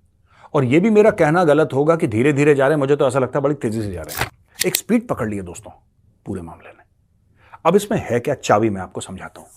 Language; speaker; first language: Hindi; native; Hindi